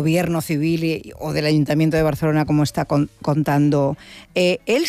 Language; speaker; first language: Spanish; native; Spanish